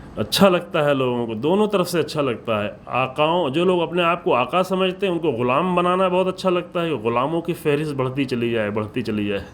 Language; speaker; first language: Urdu; native; Urdu